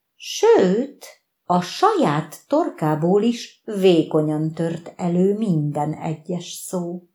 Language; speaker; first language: Hungarian; native; Hungarian